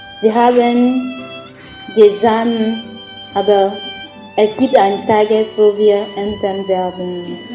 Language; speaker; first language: German; non-native, learner; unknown